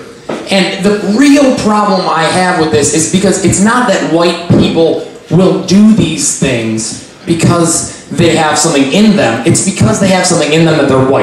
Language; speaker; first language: English; native; English